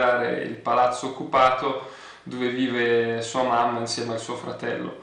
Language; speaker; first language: Italian; early bilingual, other home language; Russian